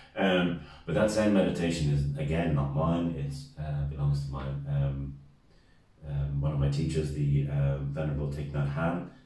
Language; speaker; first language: English; native; English